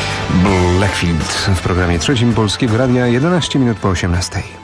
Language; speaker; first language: Polish; native; Polish